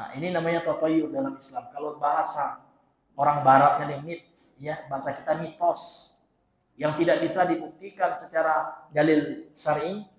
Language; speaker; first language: Indonesian; non-native, local second language; Minangkabau